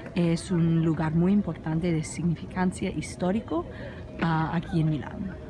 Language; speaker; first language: Spanish; non-native, learner; English